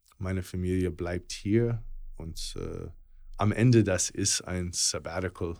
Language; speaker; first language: German; non-native, fluent; English